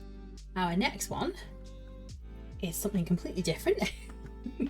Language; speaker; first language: English; native; English